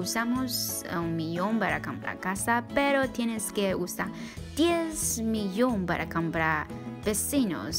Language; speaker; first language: Spanish; non-native, learner; Chinese